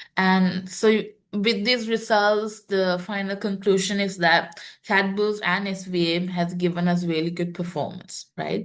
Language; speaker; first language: English; non-native, local second language; Sinhala